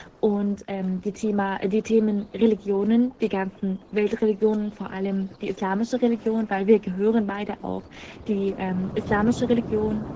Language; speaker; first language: German; non-native, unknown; Arabic